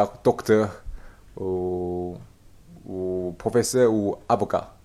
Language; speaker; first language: French; non-native, learner; Chinese